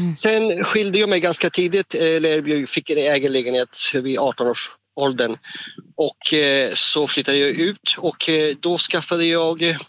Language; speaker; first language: Swedish; non-native, fluent; Spanish